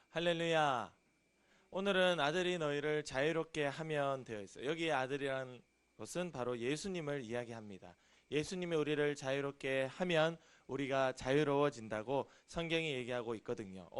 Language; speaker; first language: Korean; native; Korean